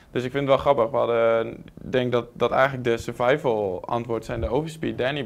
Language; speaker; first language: Dutch; native; Dutch